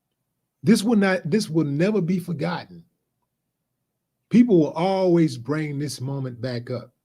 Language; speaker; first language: English; native; English